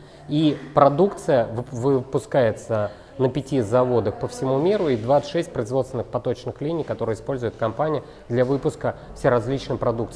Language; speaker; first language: Russian; native; Russian